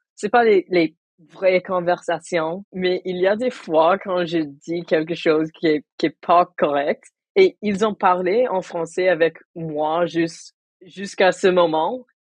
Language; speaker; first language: French; non-native, local second language; Tamil